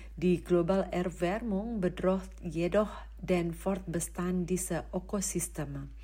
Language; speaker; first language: German; non-native, fluent; Indonesian